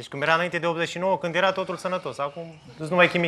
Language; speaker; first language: Romanian; native; Romanian